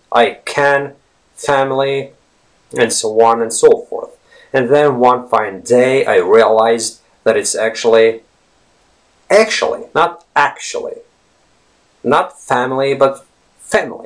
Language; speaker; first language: English; non-native, fluent; Latvian